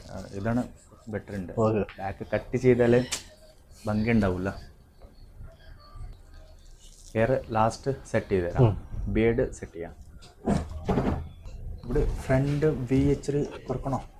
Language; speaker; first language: Malayalam; non-native, local second language; Punjabi